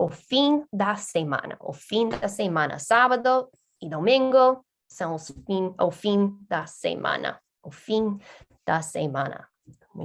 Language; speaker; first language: Portuguese; non-native, fluent; English